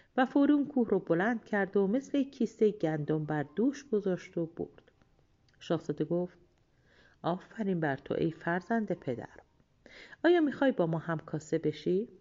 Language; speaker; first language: Persian; native; Persian